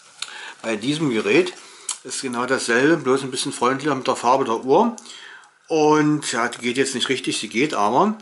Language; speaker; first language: German; native; German